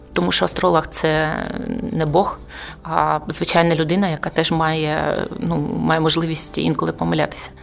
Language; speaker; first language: Ukrainian; non-native, local second language; Russian